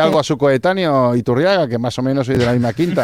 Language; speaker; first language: Spanish; native; Spanish